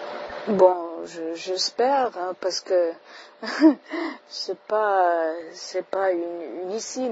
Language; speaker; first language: French; non-native, fluent; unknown